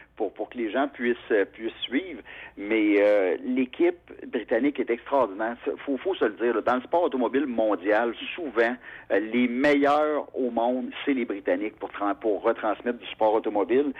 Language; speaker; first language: French; native; French